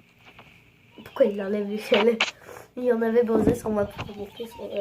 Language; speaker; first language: French; native; French